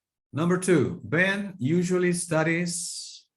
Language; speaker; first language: English; non-native, fluent; Spanish